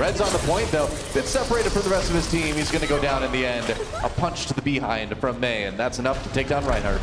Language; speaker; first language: English; native; English